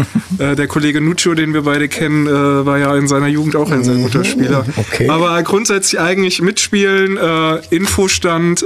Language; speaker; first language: German; native; German